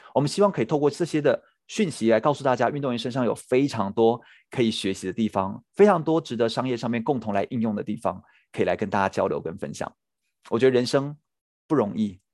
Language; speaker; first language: Chinese; native; Chinese